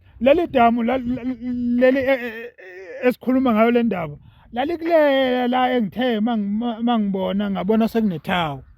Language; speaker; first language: Zulu; native; Zulu